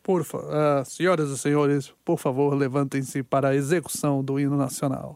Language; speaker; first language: Portuguese; native; Portuguese